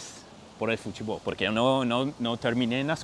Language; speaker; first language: Portuguese; non-native, fluent; English